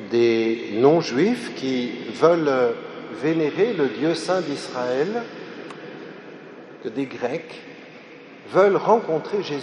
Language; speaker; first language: French; native; French